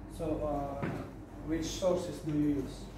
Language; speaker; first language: English; non-native, fluent; Indonesian